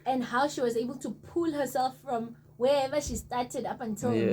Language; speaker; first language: English; non-native, local second language; Zulu